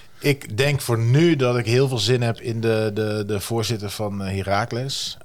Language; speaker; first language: Dutch; native; Dutch